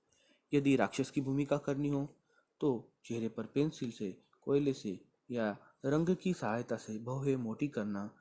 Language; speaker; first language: Hindi; non-native, local second language; Marathi